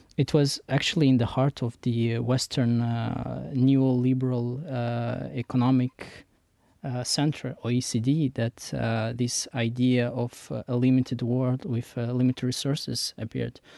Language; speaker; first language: English; non-native, fluent; Persian